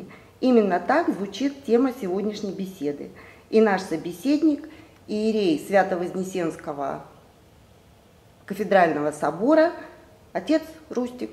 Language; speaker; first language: Russian; native; Russian